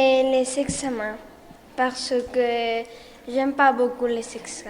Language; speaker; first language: French; non-native, fluent; Spanish